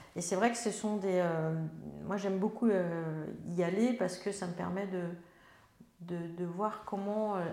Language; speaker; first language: French; native; French